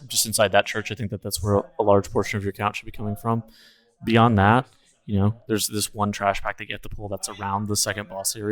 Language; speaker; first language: English; native; English